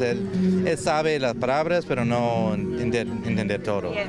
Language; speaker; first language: Spanish; non-native, learner; English